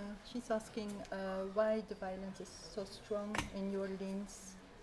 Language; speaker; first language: English; non-native, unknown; French